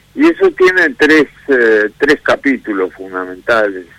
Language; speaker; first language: Spanish; native; Spanish